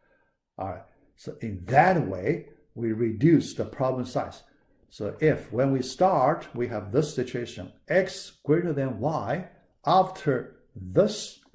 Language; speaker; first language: English; non-native, fluent; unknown